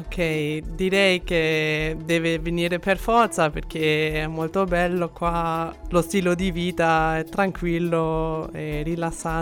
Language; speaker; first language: Italian; non-native, fluent; German